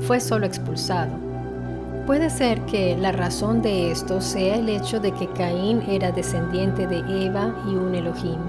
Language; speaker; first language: Spanish; non-native, fluent; Italian